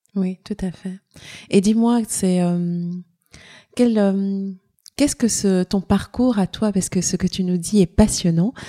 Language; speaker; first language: French; native; French